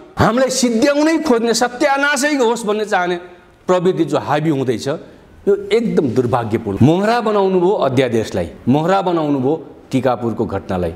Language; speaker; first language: Nepali; non-native, local second language; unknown